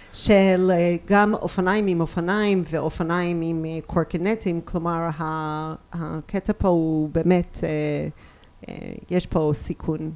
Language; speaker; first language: Hebrew; non-native, fluent; English